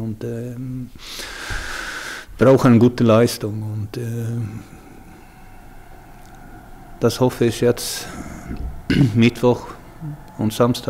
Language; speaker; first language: German; non-native, fluent; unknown